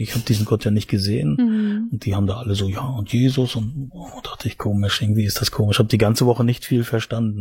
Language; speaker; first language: German; native; German